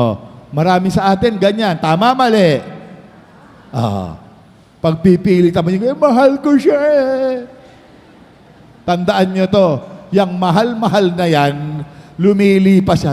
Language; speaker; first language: Filipino; native; Filipino